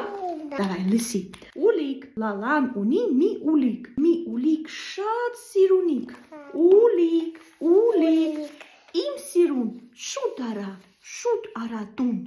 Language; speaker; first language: Armenian; non-native, learner; Russian